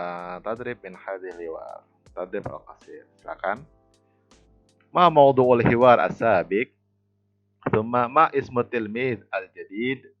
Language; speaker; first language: Arabic; non-native, fluent; Indonesian